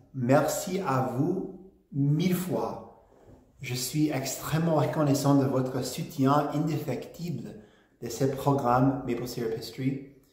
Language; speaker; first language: French; non-native, learner; English